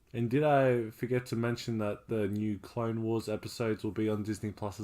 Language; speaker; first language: English; native; English